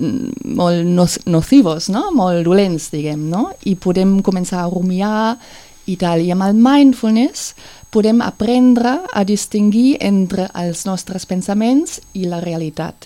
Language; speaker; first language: Catalan; non-native, fluent; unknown